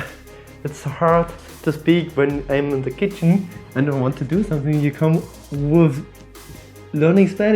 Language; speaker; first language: English; non-native, fluent; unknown